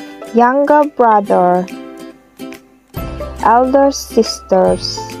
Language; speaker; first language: English; non-native, fluent; Indonesian